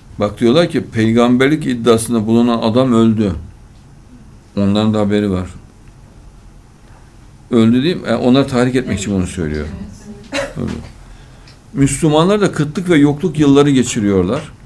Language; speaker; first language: Turkish; native; Turkish